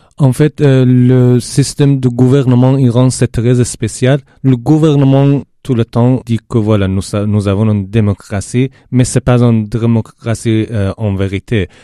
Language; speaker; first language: French; non-native, fluent; Persian